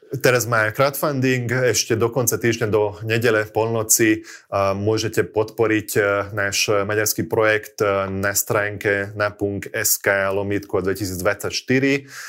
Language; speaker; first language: Slovak; non-native, local second language; Hungarian